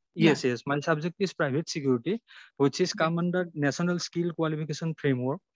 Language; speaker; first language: English; non-native, local second language; Assamese